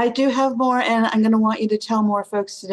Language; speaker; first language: English; native; English